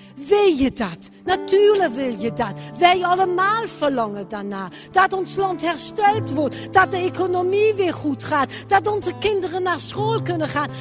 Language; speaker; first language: Dutch; non-native, fluent; French